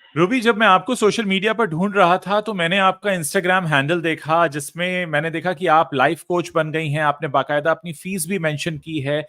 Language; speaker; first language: Hindi; native; Hindi